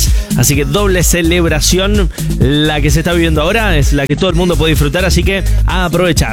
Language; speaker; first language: Spanish; native; Spanish